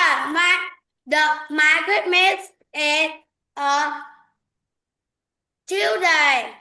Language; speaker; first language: English; non-native, learner; Vietnamese